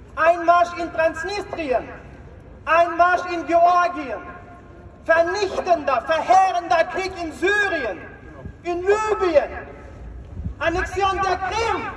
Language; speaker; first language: German; non-native, fluent; Ukrainian